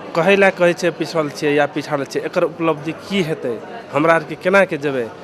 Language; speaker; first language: Maithili; non-native, local second language; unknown